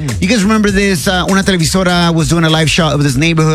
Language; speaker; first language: English; early bilingual, other home language; Spanish